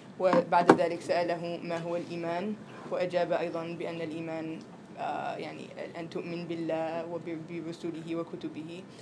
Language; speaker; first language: Arabic; non-native, fluent; English